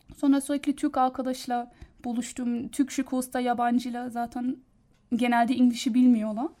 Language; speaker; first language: Turkish; non-native, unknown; German